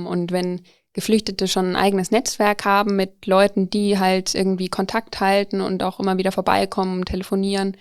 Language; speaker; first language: German; native; German